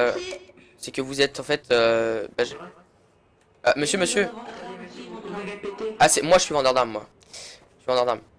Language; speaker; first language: French; native; French